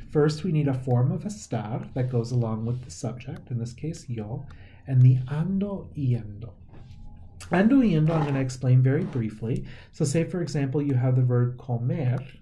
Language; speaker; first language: English; native; English